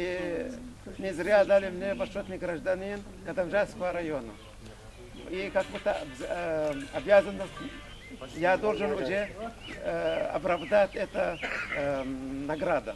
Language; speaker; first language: Russian; non-native, fluent; Arabic